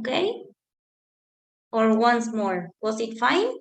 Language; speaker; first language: English; non-native, fluent; Spanish